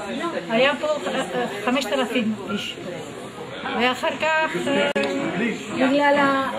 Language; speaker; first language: Hebrew; non-native, fluent; Ladino